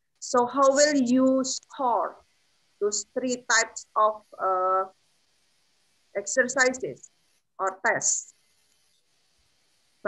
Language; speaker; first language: English; non-native, fluent; Indonesian